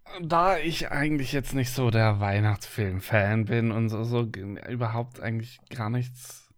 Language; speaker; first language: German; native; German